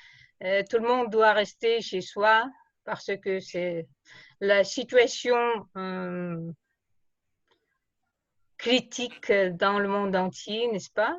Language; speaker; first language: French; non-native, fluent; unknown